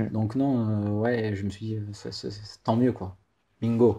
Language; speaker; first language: French; native; French